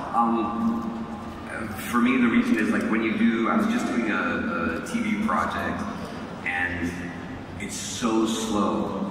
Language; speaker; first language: English; native; English